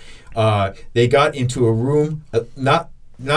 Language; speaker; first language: English; native; English